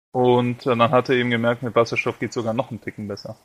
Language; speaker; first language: German; early bilingual, other home language; Romanian